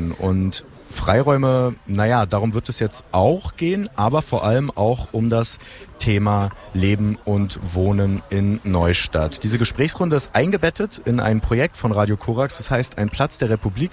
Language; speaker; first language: German; native; German